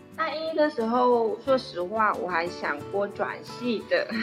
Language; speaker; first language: Chinese; non-native, fluent; Vietnamese